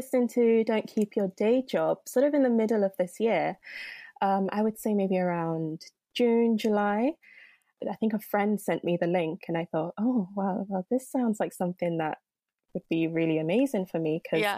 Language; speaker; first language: English; non-native, local second language; Yoruba